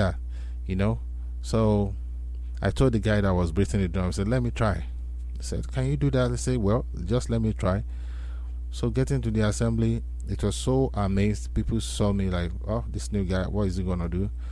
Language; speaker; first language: English; non-native, local second language; Yoruba